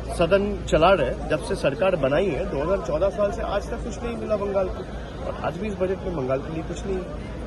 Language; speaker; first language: Hindi; non-native, local second language; Bangla